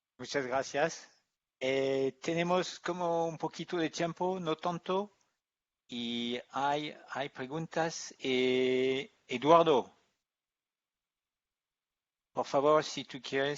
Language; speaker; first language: Spanish; non-native, learner; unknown